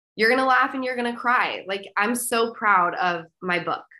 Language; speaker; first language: English; native; English